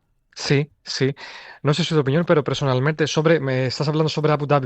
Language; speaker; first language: Spanish; non-native, fluent; Greek